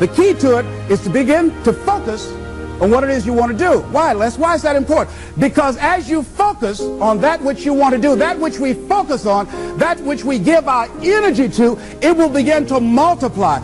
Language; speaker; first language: English; native; English